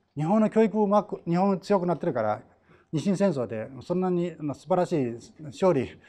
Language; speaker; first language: Japanese; non-native, fluent; Chinese